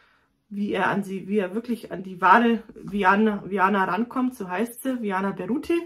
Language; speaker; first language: German; native; German